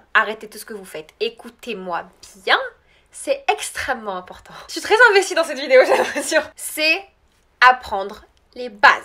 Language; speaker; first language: French; early bilingual, other home language; Arabic